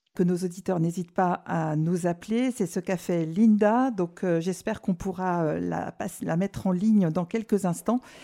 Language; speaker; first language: French; native; French